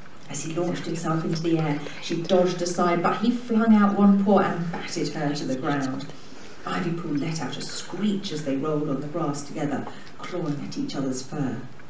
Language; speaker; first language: English; native; English